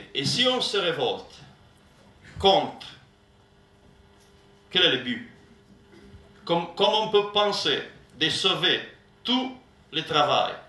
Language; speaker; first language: French; non-native, learner; Italian